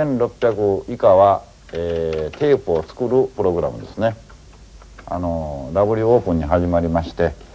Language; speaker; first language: Japanese; native; Japanese